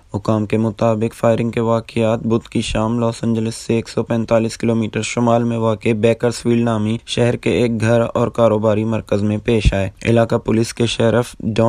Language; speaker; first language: Urdu; non-native, local second language; Baluchi